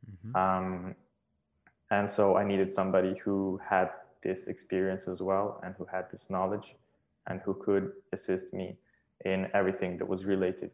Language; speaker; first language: English; non-native, fluent; Serbian